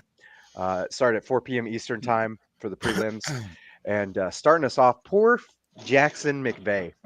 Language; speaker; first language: English; native; English